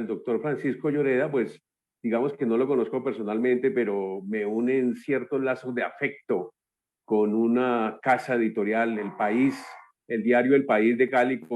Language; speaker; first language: Spanish; native; Spanish